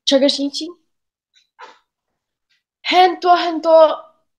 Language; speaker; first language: Chinese; non-native, learner; Spanish